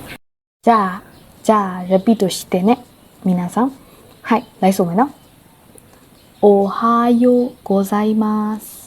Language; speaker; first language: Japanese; non-native, learner; Burmese